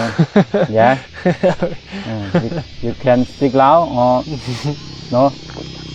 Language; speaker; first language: English; non-native, learner; Thai